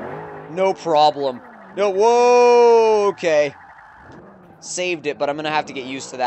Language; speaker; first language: English; native; English